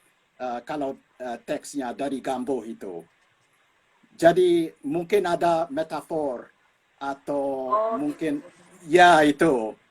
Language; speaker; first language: Indonesian; non-native, fluent; English